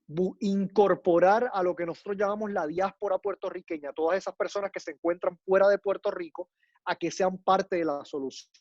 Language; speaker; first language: Spanish; native; Spanish